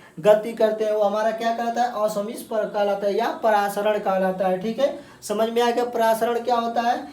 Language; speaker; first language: Hindi; native; Hindi